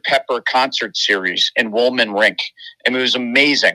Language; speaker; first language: English; native; English